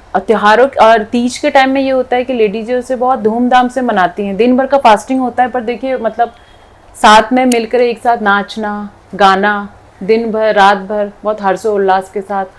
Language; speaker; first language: Hindi; non-native, local second language; Nepali